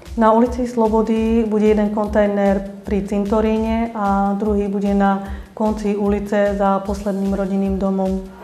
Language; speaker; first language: Slovak; native; Slovak